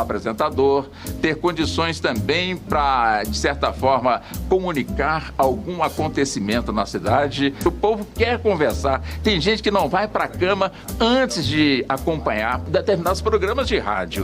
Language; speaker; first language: Portuguese; native; Portuguese